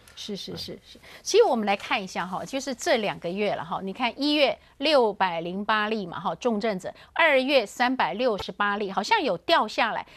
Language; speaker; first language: Chinese; native; Chinese